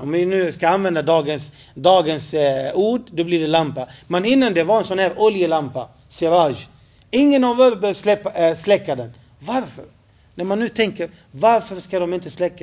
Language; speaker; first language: Swedish; non-native, fluent; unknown